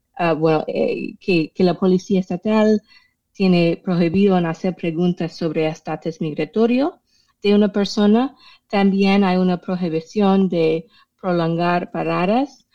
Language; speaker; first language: Spanish; non-native, fluent; English